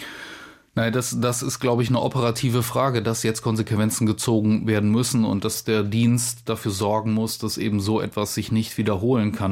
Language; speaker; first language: German; native; German